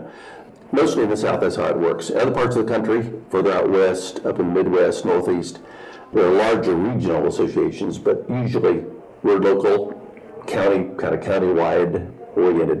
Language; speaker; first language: English; native; English